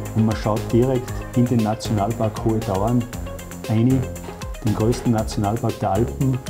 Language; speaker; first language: German; native; German